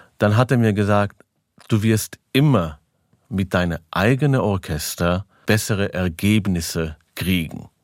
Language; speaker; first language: German; non-native, fluent; Hebrew